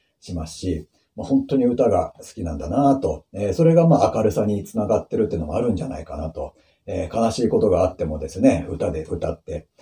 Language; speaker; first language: Japanese; native; Japanese